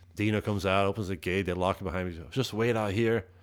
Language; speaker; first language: English; non-native, fluent; Dutch